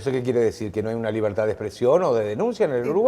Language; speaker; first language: Spanish; native; Spanish